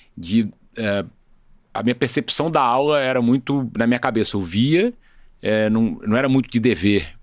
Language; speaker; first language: Portuguese; native; Portuguese